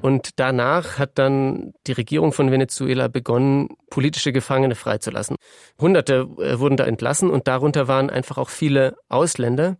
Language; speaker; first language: German; native; German